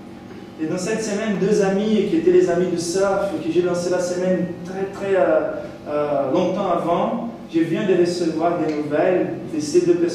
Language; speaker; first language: French; non-native, fluent; Portuguese